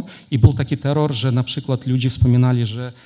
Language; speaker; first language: Polish; non-native, fluent; Ukrainian